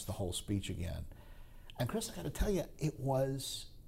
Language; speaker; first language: English; native; English